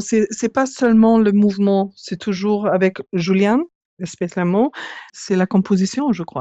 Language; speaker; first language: French; non-native, learner; English